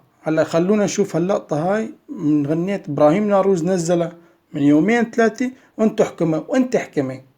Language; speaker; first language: Arabic; native; Arabic